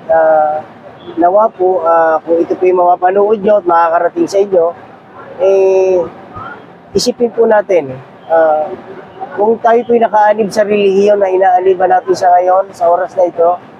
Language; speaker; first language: Filipino; native; Filipino